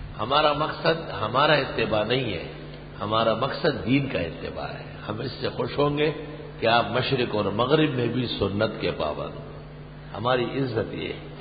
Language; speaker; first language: Urdu; non-native, local second language; Pashto